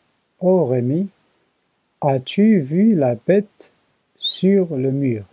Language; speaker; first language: French; non-native, learner; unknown